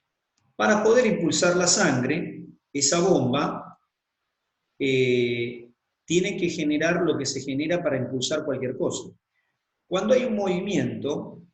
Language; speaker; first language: Spanish; native; Spanish